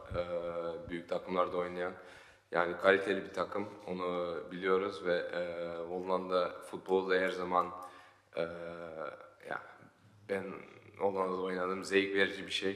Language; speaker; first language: Turkish; early bilingual, heritage; Turkish